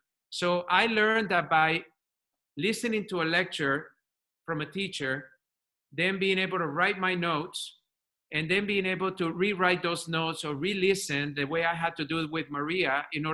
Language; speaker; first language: English; non-native, fluent; Spanish